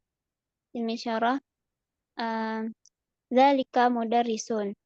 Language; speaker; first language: Arabic; non-native, learner; Indonesian